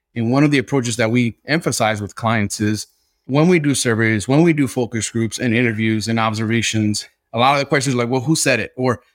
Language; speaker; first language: English; early bilingual, other home language; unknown